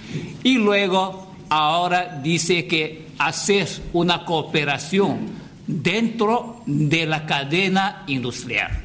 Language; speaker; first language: Spanish; non-native, fluent; Chinese